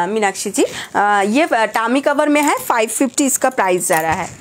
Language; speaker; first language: Hindi; non-native, local second language; Bangla